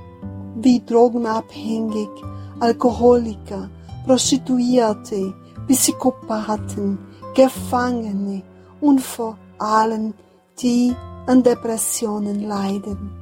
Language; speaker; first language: German; non-native, fluent; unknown